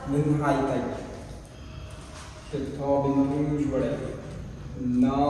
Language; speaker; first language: Vietnamese; non-native, learner; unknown